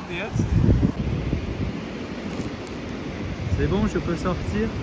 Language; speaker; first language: French; non-native, fluent; German